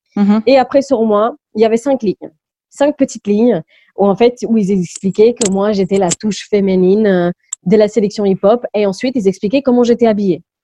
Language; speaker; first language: French; early bilingual, other home language; English